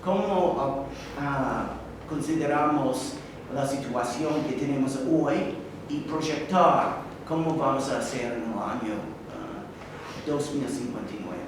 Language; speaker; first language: Spanish; non-native, fluent; English